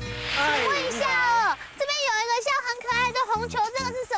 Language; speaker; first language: Chinese; native; Chinese